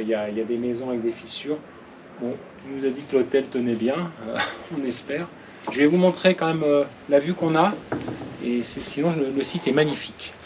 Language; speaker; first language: French; native; French